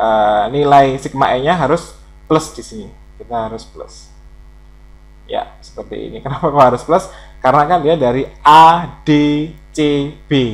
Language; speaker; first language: Indonesian; native; Indonesian